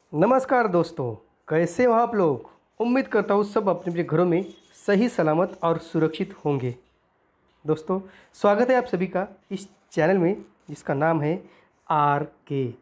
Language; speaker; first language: Hindi; non-native, local second language; Marathi